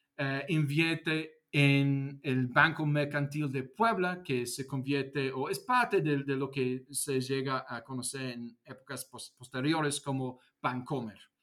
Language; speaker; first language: Spanish; non-native, fluent; English